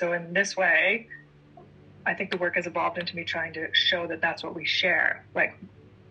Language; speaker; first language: English; native; English